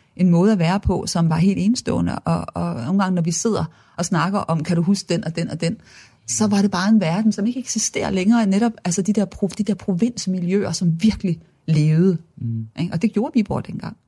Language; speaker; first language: Danish; native; Danish